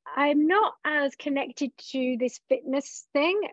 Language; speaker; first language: English; native; English